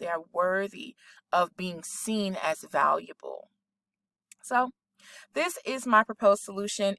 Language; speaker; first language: English; native; English